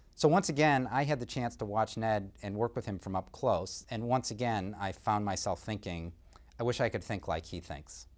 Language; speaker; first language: English; native; English